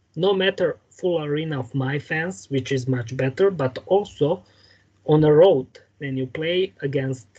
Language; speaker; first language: English; non-native, fluent; Serbian